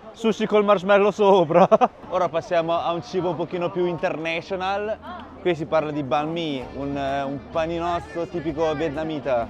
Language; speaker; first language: Italian; early bilingual, other home language; Chinese